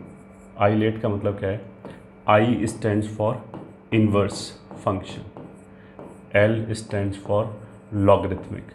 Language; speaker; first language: Hindi; native; Hindi